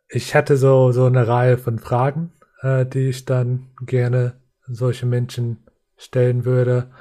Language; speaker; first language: German; non-native, fluent; English